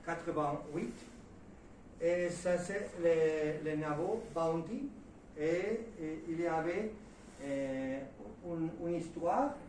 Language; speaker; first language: French; non-native, learner; Spanish